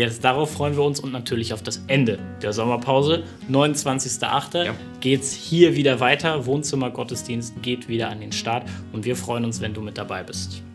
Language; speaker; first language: German; native; German